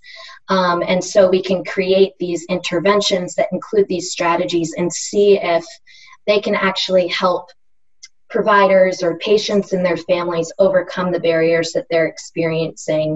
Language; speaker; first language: English; native; English